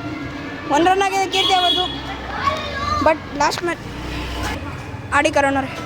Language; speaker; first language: Kannada; native; Kannada